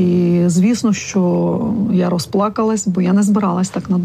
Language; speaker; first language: Polish; non-native, learner; Ukrainian